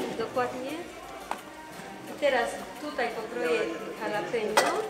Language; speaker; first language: Polish; non-native, learner; Spanish